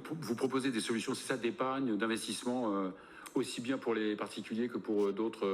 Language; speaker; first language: French; native; French